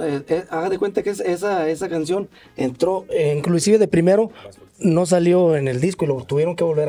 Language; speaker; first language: Spanish; native; Spanish